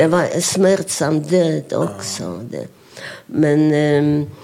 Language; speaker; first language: Swedish; non-native, fluent; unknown